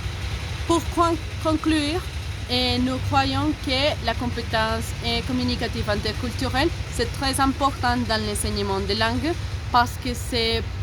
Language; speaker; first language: French; non-native, learner; Spanish